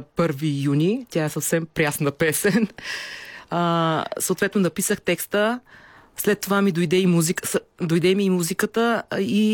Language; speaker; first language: Bulgarian; native; Bulgarian